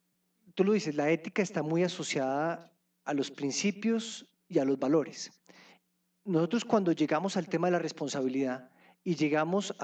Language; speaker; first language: Spanish; native; Spanish